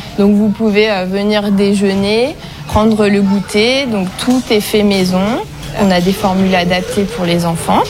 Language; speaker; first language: French; native; French